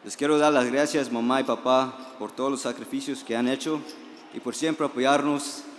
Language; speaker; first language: Spanish; early bilingual, other home language; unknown